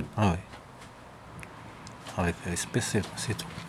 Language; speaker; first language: French; non-native, learner; Arabic